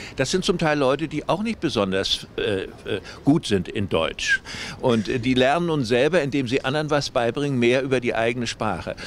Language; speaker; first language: German; native; German